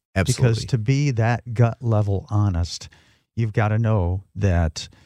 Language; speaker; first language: English; native; English